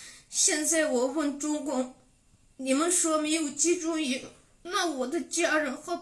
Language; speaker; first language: Chinese; non-native, local second language; Uyghur